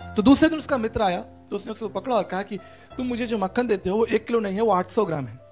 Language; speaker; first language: Hindi; native; Hindi